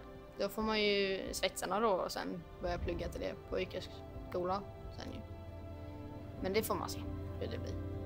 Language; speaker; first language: Swedish; native; Swedish